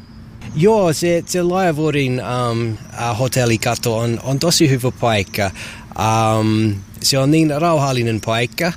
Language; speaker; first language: Finnish; non-native, learner; English